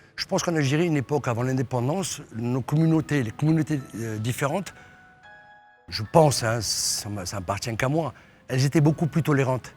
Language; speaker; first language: French; native; French